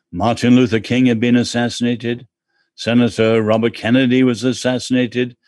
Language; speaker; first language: English; native; English